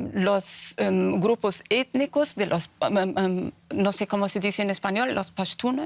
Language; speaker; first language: Spanish; non-native, fluent; Persian